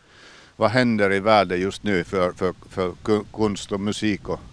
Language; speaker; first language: Swedish; non-native, local second language; Finnish